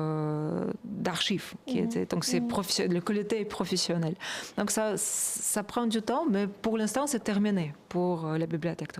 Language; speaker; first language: French; non-native, fluent; Russian